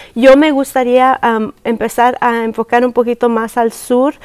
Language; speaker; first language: Spanish; early bilingual, heritage; Spanish